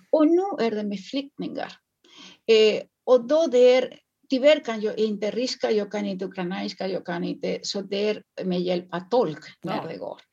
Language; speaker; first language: Swedish; non-native, fluent; Spanish